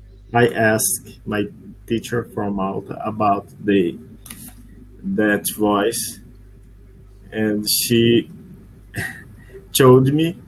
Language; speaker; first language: English; non-native, learner; Portuguese